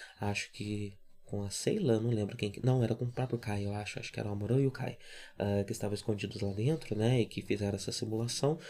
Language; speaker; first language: Portuguese; native; Portuguese